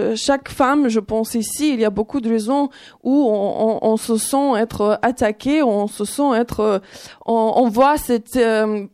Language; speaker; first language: French; non-native, fluent; Ukrainian